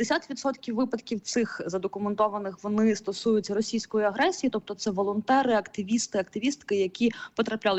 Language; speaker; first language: Ukrainian; native; Ukrainian